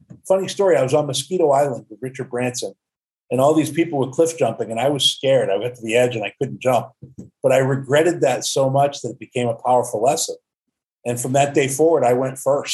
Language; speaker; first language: English; native; English